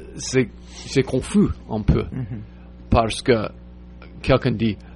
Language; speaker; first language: French; non-native, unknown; English